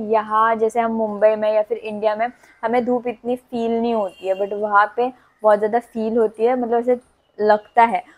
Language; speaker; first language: Hindi; non-native, local second language; Tulu